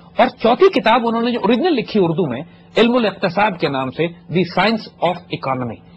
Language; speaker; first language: Urdu; native; Urdu